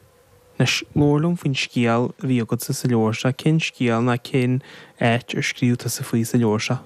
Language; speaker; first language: Irish; native; Irish